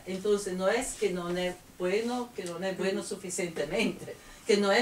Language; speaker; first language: Spanish; non-native, fluent; Italian